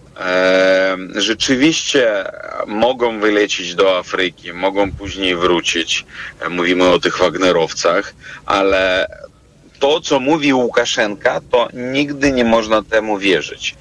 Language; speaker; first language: Polish; non-native, fluent; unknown